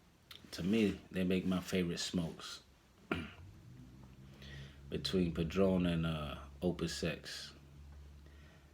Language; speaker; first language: English; native; English